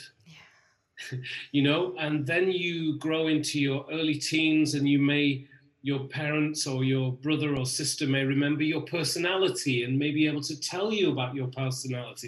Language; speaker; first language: English; native; English